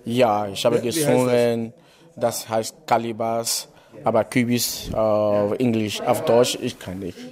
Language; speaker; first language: German; non-native, learner; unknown